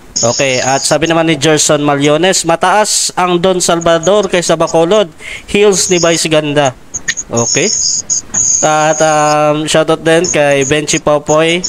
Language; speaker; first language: Filipino; non-native, local second language; Hiligaynon